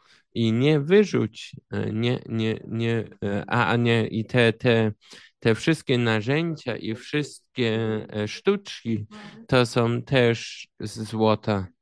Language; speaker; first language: Polish; early bilingual, heritage; Polish